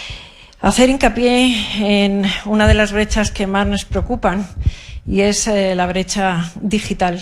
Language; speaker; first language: Spanish; native; Spanish